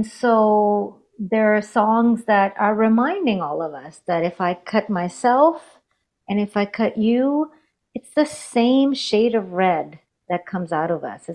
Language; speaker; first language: English; non-native, fluent; Hindi